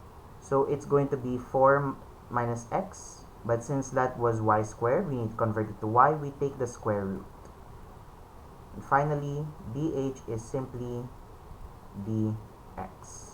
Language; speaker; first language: English; non-native, local second language; Filipino